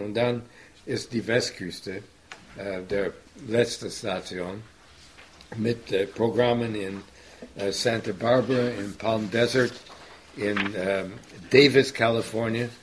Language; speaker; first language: German; non-native, fluent; English